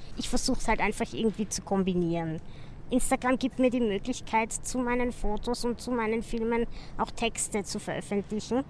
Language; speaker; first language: German; native; German